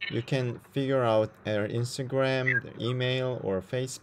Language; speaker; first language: English; non-native, fluent; Korean